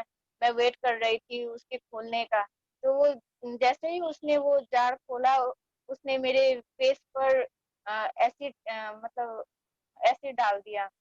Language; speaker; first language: Hindi; non-native, fluent; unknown